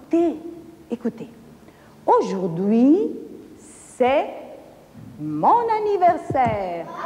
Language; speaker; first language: French; non-native, fluent; Italian